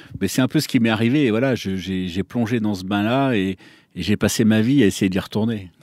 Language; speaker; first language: French; native; French